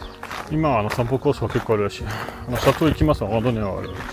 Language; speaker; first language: Japanese; non-native, learner; French